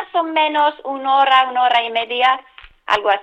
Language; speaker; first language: Spanish; non-native, fluent; English